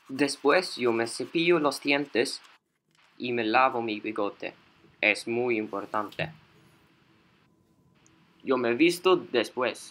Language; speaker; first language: Spanish; non-native, learner; English